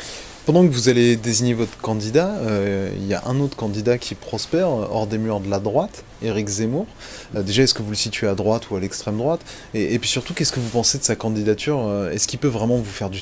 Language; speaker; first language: French; native; French